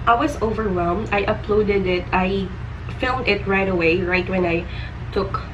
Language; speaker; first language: English; non-native, local second language; Filipino